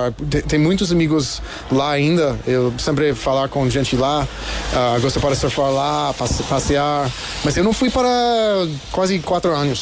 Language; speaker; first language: Portuguese; non-native, learner; English